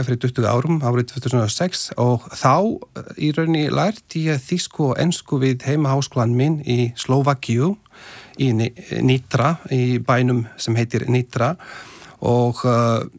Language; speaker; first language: Icelandic; non-native, fluent; Slovak